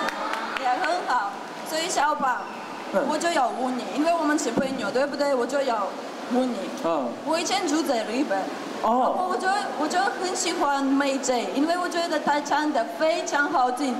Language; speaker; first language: Chinese; non-native, fluent; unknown